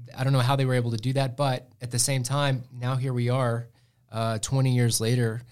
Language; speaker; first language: English; native; English